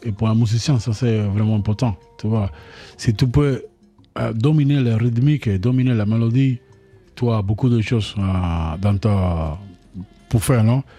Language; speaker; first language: French; non-native, learner; Spanish